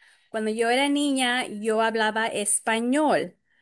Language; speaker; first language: Spanish; early bilingual, heritage; Spanish